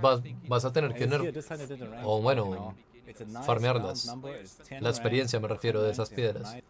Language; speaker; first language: Spanish; native; Spanish